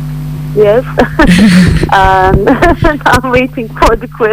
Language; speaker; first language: English; non-native, learner; Turkish